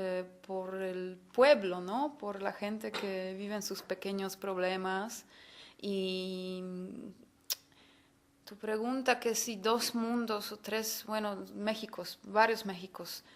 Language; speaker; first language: Spanish; non-native, fluent; Polish